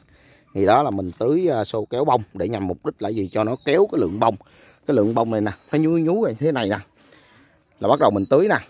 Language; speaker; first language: Vietnamese; native; Vietnamese